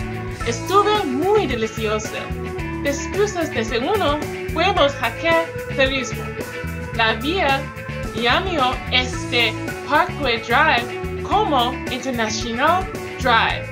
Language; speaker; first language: Spanish; non-native, learner; English